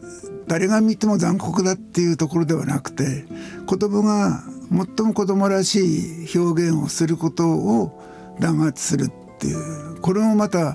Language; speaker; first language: Japanese; native; Japanese